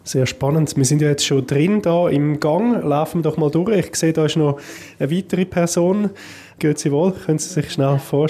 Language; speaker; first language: German; native; German